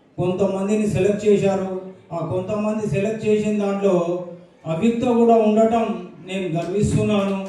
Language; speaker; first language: Telugu; native; Telugu